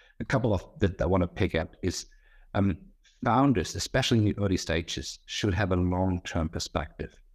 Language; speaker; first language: English; non-native, fluent; German